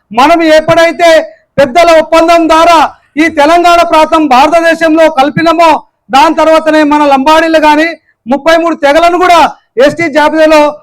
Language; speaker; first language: Telugu; non-native, local second language; Lambadi